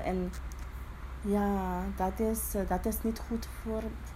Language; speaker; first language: Dutch; non-native, local second language; Papiamento